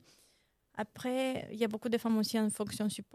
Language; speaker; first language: French; non-native, fluent; Romanian